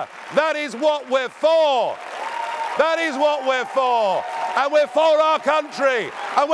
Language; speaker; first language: English; native; English